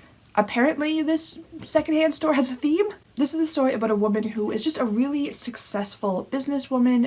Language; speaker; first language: English; native; English